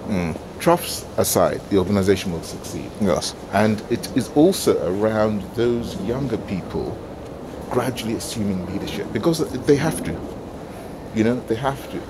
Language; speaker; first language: English; non-native, local second language; Igbo